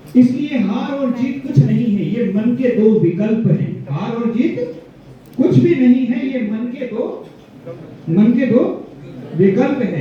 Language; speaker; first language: Hindi; non-native, local second language; Gujarati